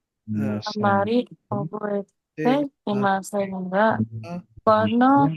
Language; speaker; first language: Japanese; non-native, learner; Indonesian